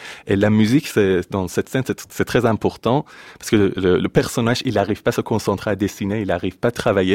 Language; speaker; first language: French; non-native, fluent; Persian